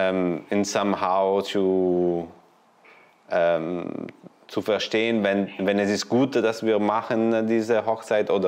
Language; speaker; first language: German; non-native, learner; Italian